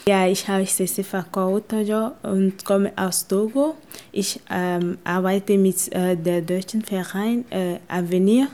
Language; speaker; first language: German; non-native, fluent; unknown